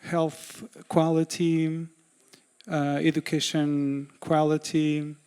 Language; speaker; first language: English; non-native, fluent; Portuguese